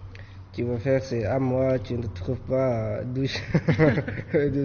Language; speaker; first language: French; non-native, learner; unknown